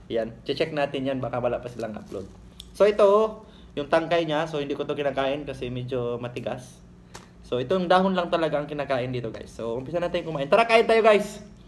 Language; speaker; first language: Filipino; non-native, local second language; Cebuano